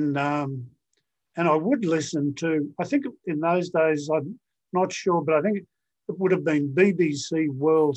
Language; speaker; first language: English; native; English